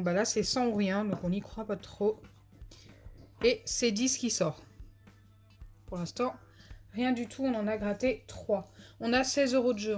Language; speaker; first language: French; native; French